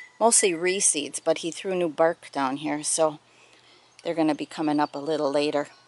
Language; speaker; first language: English; native; English